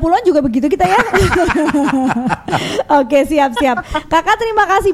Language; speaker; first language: Indonesian; native; Indonesian